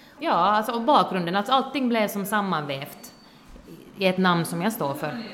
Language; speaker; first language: Swedish; native; Swedish